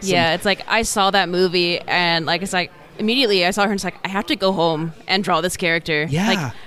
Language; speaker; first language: English; native; English